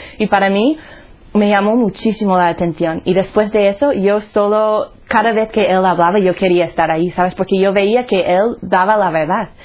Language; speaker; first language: Spanish; non-native, fluent; English